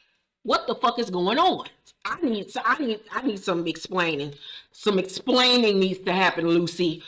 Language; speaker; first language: English; native; English